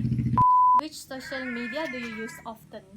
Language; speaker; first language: English; non-native, learner; Malay